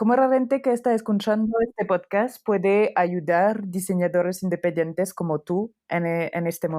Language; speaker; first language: Spanish; non-native, fluent; French